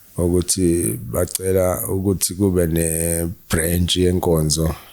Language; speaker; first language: Zulu; native; Zulu